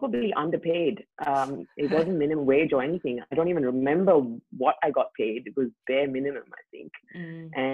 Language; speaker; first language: English; native; English